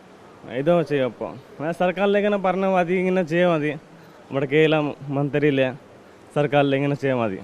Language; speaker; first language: Malayalam; non-native, learner; Hindi